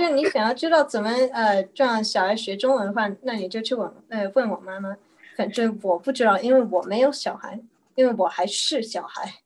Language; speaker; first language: Chinese; early bilingual, heritage; Chinese